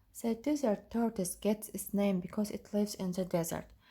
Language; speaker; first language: English; non-native, fluent; Azerbaijani